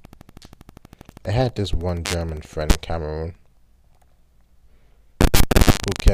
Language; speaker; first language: English; non-native, local second language; German